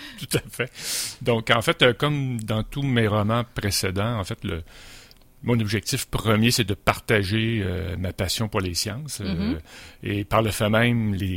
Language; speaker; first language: French; native; French